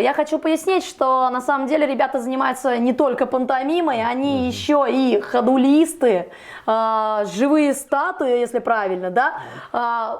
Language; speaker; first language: Russian; native; Russian